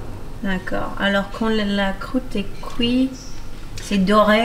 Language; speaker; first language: French; early bilingual, heritage; English